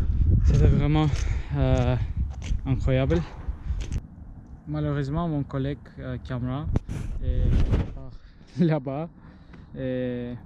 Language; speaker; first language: French; non-native, learner; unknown